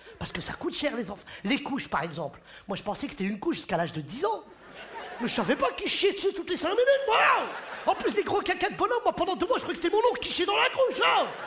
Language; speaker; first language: French; early bilingual, other home language; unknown